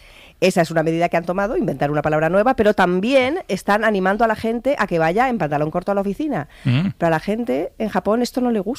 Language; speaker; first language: Spanish; native; Spanish